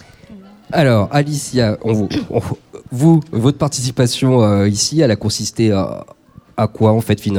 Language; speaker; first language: French; native; French